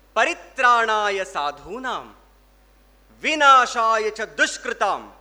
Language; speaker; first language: Kannada; non-native, local second language; Telugu